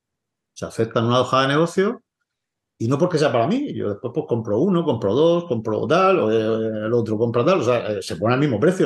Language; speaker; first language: Spanish; native; Spanish